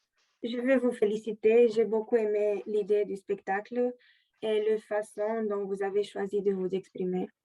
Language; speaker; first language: French; non-native, learner; Romanian